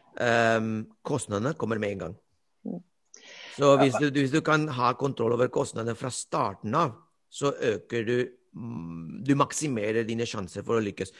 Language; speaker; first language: Norwegian; non-native, fluent; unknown